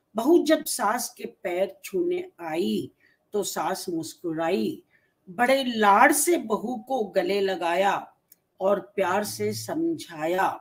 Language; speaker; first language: Hindi; native; Hindi